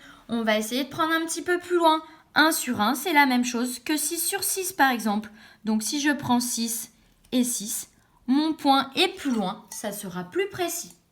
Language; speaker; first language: French; native; French